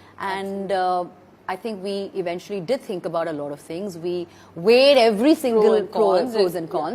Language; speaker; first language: English; non-native, local second language; Hindi